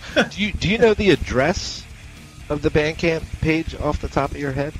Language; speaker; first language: English; native; English